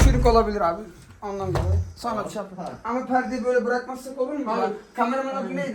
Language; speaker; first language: Turkish; native; Turkish